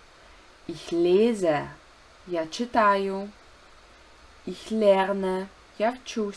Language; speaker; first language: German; non-native, fluent; Ukrainian